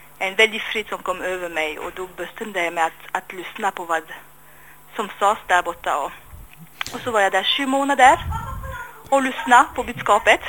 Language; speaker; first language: Swedish; non-native, fluent; French